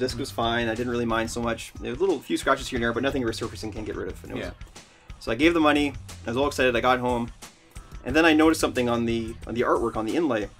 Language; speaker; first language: English; native; English